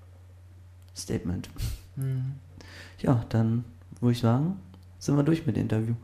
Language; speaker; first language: German; native; German